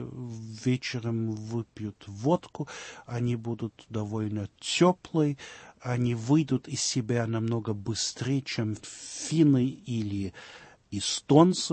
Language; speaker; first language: Russian; early bilingual, heritage; Russian